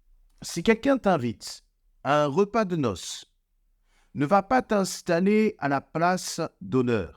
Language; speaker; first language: French; native; French